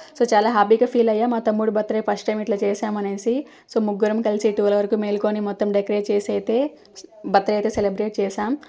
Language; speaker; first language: Telugu; native; Telugu